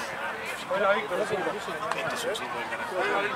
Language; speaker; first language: Spanish; native; Spanish